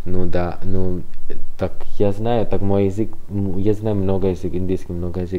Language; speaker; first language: Russian; non-native, learner; Hindi